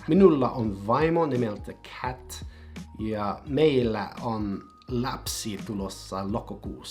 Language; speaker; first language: Finnish; non-native, learner; English